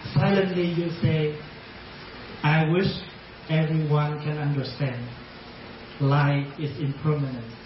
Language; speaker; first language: English; early bilingual, other home language; Vietnamese